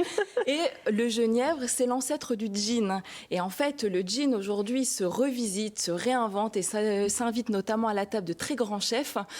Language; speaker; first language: French; native; French